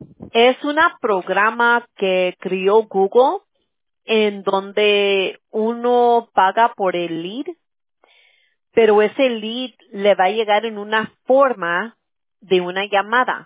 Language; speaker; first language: Spanish; early bilingual, other home language; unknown